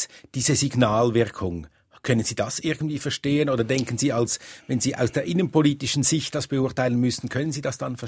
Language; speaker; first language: German; native; German